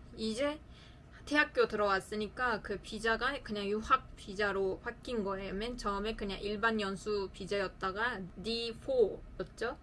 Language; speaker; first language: Korean; non-native, fluent; Uzbek